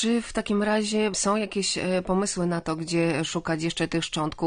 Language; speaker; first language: Polish; native; Polish